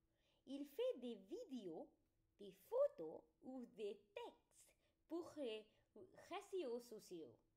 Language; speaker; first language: French; non-native, learner; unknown